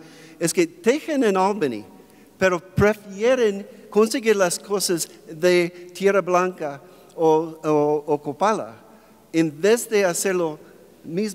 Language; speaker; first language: Spanish; non-native, fluent; English